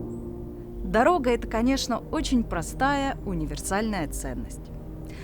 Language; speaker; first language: Russian; native; Russian